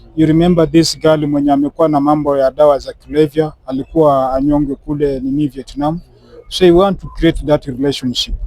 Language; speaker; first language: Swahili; native; Swahili